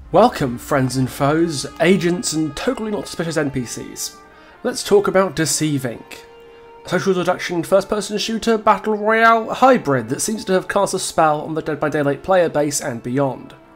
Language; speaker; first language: English; native; English